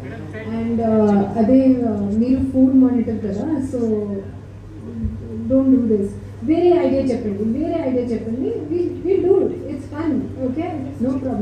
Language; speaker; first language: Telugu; non-native, learner; Hindi